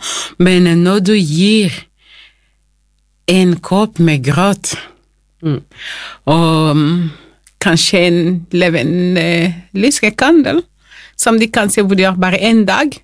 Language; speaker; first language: Norwegian; non-native, fluent; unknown